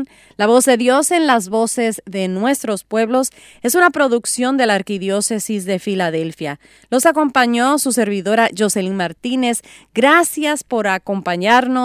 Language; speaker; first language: Spanish; native; Spanish